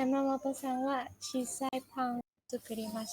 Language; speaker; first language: Japanese; non-native, learner; Malay